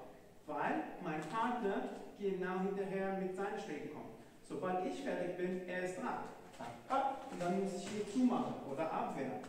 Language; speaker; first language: German; non-native, fluent; Hebrew